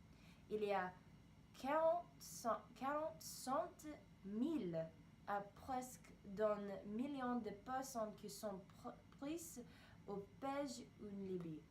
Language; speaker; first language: French; non-native, learner; English